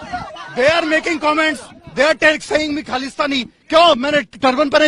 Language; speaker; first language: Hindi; non-native, local second language; Punjabi